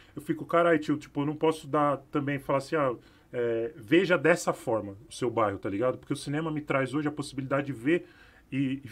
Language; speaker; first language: Portuguese; native; Portuguese